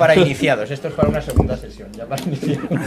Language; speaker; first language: Spanish; native; Spanish